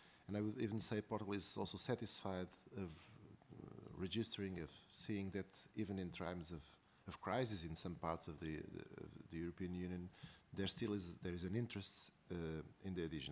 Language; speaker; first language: English; non-native, fluent; Portuguese